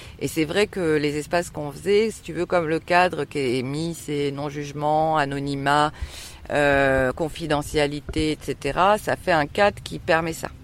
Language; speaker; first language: French; native; French